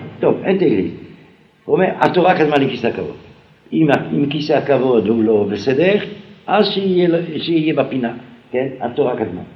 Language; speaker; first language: Hebrew; non-native, fluent; French